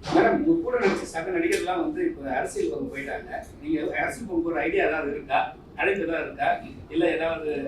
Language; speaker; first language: Tamil; native; Tamil